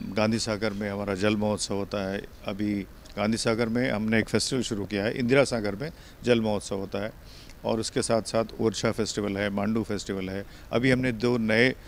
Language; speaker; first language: Hindi; native; Hindi